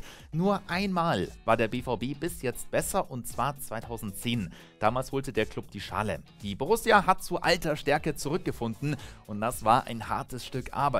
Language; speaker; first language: German; native; German